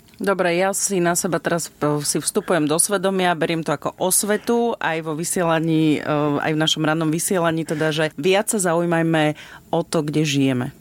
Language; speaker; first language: Slovak; native; Slovak